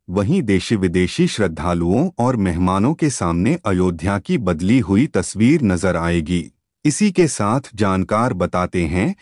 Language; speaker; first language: Hindi; native; Hindi